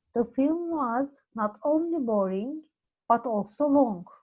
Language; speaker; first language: English; non-native, fluent; Turkish